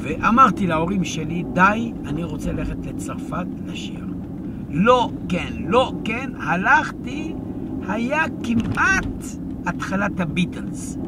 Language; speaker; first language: Hebrew; non-native, fluent; French